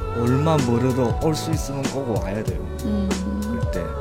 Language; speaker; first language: Korean; early bilingual, heritage; Korean